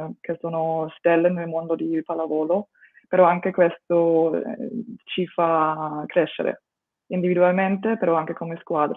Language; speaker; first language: Italian; non-native, fluent; German